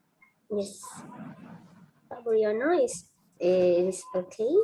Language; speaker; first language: English; non-native, fluent; Indonesian